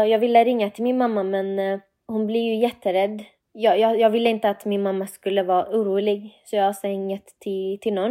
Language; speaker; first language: Swedish; non-native, fluent; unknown